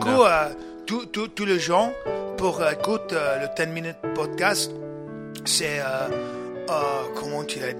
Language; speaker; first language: French; non-native, learner; English